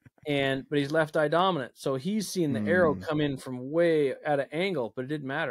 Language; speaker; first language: English; native; English